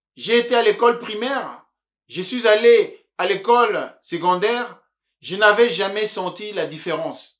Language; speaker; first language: French; non-native, local second language; Luba-Lulua